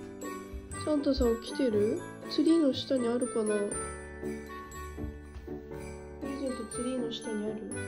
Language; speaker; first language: Japanese; native; Japanese